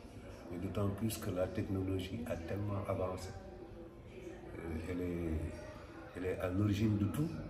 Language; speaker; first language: French; non-native, local second language; Wolof